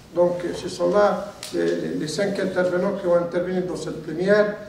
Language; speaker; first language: French; non-native, local second language; Arabic